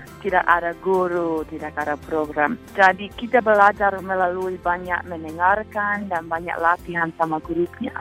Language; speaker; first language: Indonesian; non-native, fluent; English